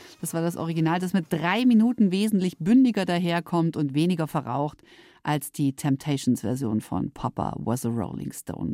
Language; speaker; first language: German; native; German